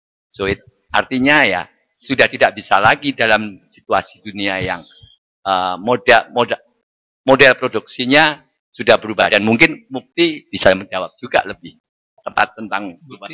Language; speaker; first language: Indonesian; native; Indonesian